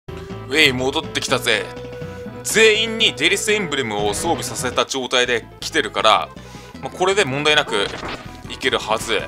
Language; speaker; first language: Japanese; native; Japanese